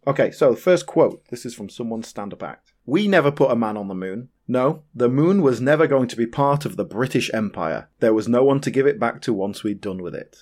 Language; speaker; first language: English; native; English